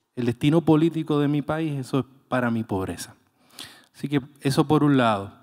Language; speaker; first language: Spanish; native; Spanish